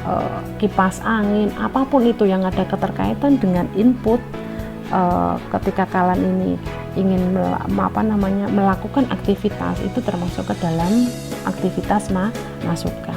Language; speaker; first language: Indonesian; native; Indonesian